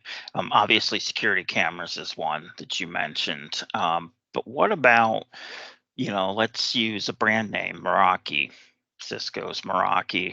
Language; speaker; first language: English; native; English